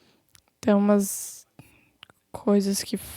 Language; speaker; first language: Portuguese; non-native, fluent; English